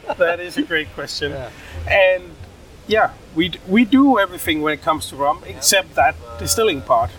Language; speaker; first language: English; non-native, fluent; Danish